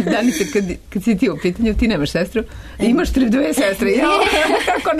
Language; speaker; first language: Serbian; native; Serbian